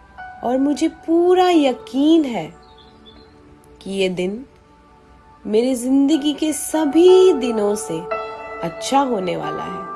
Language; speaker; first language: Hindi; native; Hindi